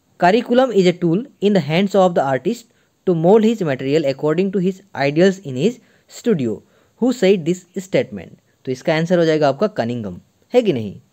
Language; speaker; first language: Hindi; non-native, local second language; Assamese